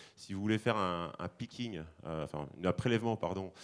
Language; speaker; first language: French; native; French